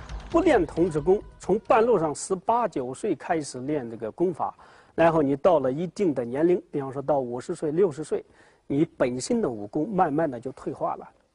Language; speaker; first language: Chinese; native; Chinese